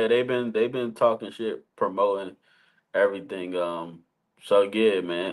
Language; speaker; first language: English; native; English